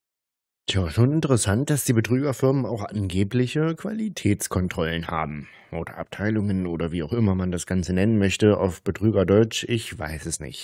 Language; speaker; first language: German; native; German